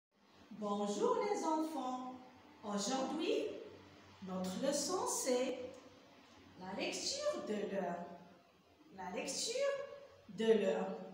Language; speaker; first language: French; non-native, local second language; Arabic